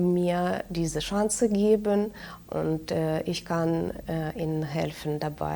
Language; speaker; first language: German; non-native, fluent; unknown